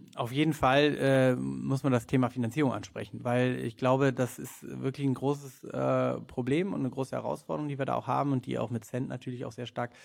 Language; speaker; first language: German; native; German